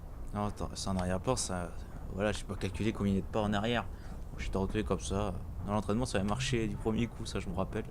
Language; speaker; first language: French; native; French